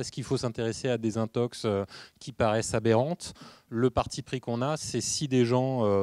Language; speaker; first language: French; native; French